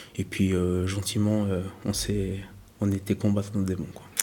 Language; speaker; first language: French; early bilingual, other home language; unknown